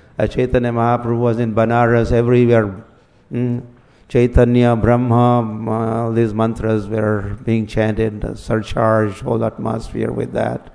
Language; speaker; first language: English; non-native, local second language; Marathi